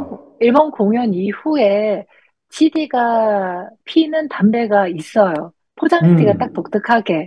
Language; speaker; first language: Korean; native; Korean